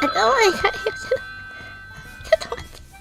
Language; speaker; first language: Japanese; native; Japanese